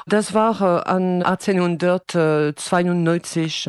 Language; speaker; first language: German; non-native, fluent; French